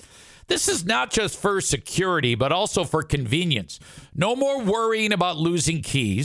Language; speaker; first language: English; native; English